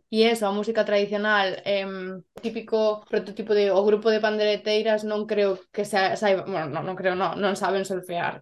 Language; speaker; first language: Galician; native; Galician